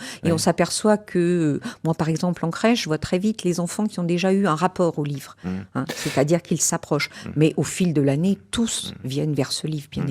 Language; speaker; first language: French; native; French